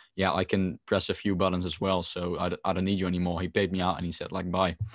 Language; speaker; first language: English; non-native, fluent; Dutch